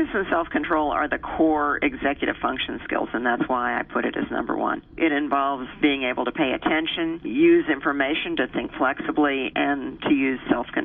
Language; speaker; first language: English; native; English